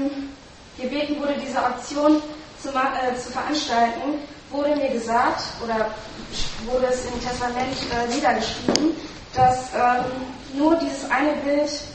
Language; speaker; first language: German; native; German